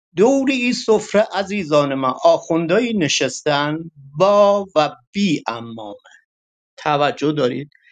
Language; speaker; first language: Persian; non-native, local second language; Kurdish